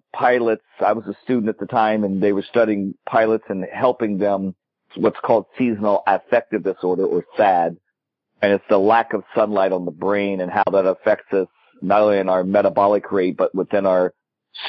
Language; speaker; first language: English; native; English